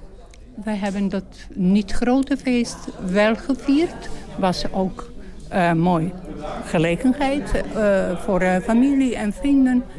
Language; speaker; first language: Dutch; non-native, learner; Bosnian